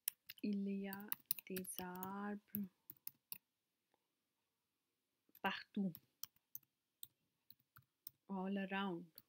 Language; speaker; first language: French; non-native, fluent; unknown